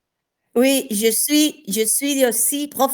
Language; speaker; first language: French; non-native, fluent; Catalan